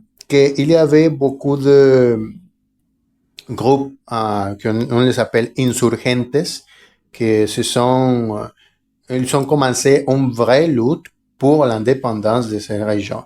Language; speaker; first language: French; non-native, fluent; Spanish